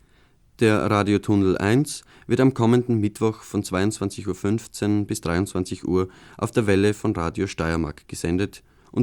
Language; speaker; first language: German; native; German